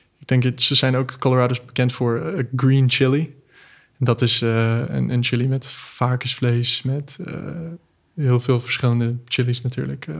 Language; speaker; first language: Dutch; non-native, fluent; English